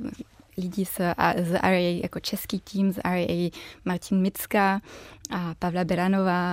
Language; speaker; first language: Czech; early bilingual, heritage; German